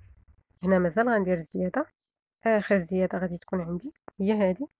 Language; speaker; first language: Arabic; native; Arabic